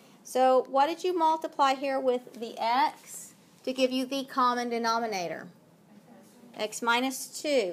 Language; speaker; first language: English; native; English